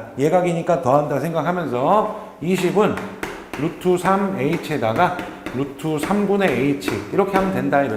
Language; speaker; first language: Korean; native; Korean